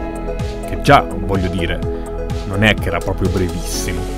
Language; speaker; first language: Italian; native; Italian